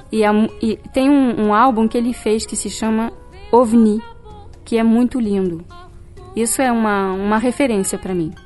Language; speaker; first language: Portuguese; non-native, fluent; French